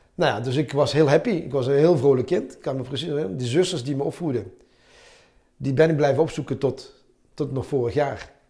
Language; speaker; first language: Dutch; early bilingual, other home language; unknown